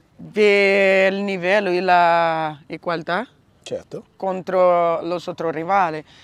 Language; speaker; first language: Italian; non-native, learner; Portuguese